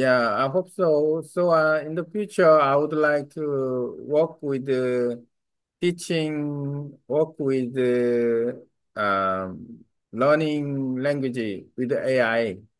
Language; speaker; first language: English; non-native, learner; Vietnamese